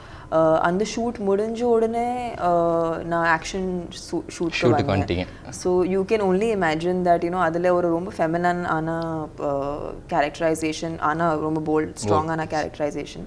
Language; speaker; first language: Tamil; non-native, local second language; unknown